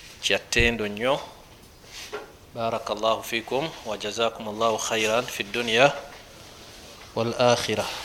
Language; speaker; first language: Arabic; non-native, fluent; Ganda